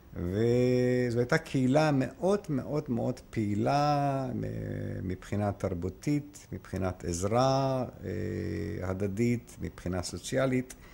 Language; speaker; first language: Hebrew; non-native, fluent; Polish